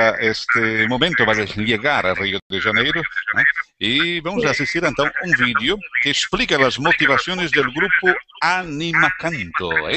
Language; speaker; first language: Spanish; non-native, learner; Portuguese